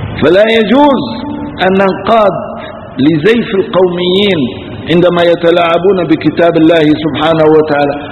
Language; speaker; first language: Arabic; early bilingual, other home language; Kurdish